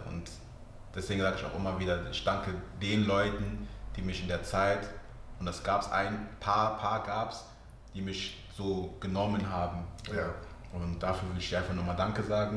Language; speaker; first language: German; early bilingual, other home language; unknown